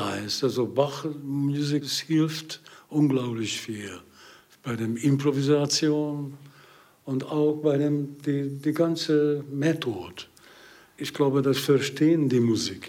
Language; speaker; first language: German; non-native, learner; Hungarian